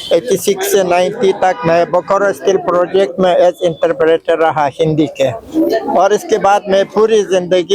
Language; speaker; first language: Hindi; non-native, fluent; Uzbek